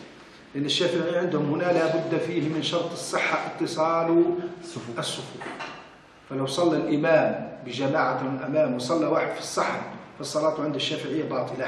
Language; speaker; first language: Arabic; native; Arabic